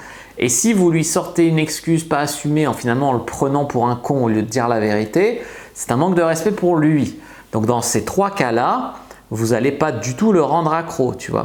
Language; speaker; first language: French; native; French